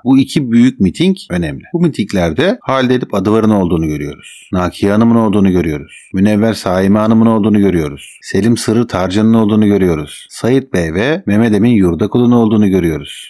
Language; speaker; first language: Turkish; native; Turkish